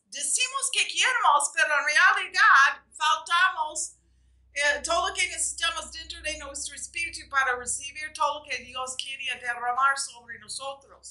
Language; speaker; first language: Spanish; non-native, fluent; English